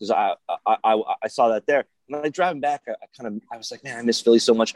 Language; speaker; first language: English; native; English